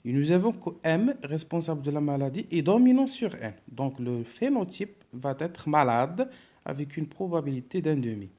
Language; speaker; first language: French; non-native, local second language; Arabic